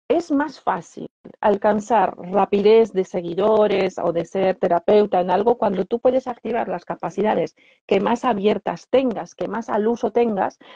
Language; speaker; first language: Spanish; non-native, fluent; Polish